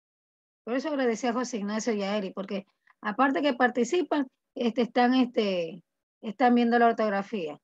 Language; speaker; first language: Spanish; native; Spanish